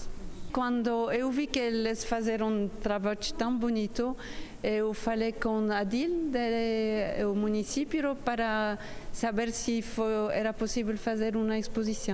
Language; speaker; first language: Portuguese; non-native, learner; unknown